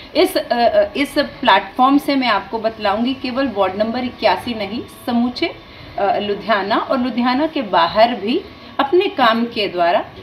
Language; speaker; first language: Hindi; native; Hindi